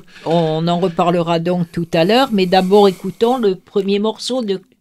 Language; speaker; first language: French; native; French